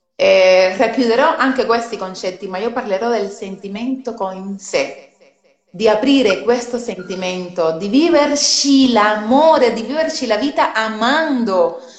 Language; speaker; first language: Italian; non-native, fluent; Spanish